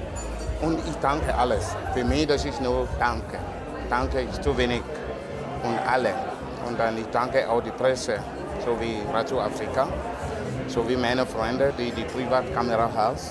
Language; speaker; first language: German; non-native, learner; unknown